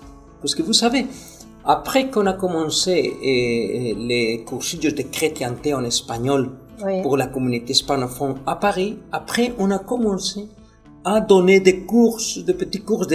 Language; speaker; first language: French; non-native, fluent; Spanish